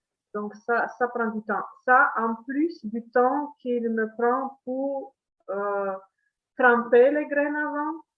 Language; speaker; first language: French; non-native, fluent; Italian